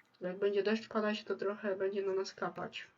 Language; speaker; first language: Polish; native; Polish